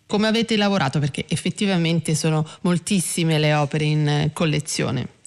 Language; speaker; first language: Italian; native; Italian